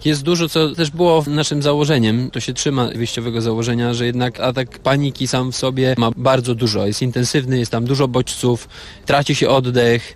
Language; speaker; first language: Polish; native; Polish